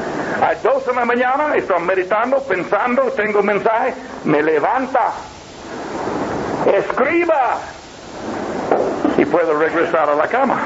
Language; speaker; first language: Spanish; non-native, learner; English